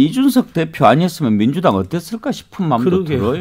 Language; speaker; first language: Korean; native; Korean